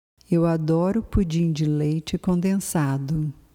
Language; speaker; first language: Portuguese; native; Portuguese